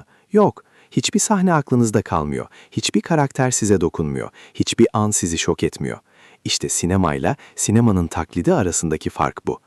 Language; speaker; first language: Turkish; native; Turkish